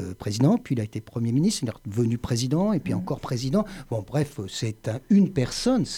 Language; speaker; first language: French; native; French